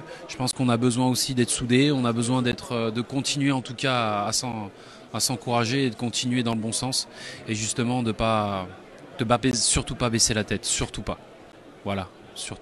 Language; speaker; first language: French; native; French